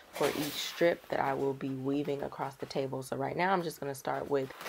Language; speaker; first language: English; native; English